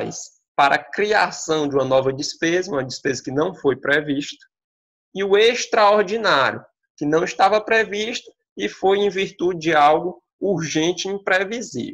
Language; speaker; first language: Portuguese; native; Portuguese